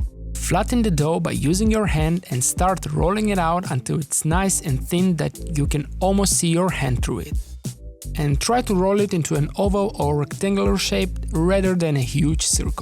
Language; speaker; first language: English; non-native, fluent; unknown